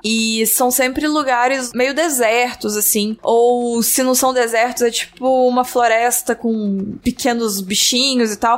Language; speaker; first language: Portuguese; native; Portuguese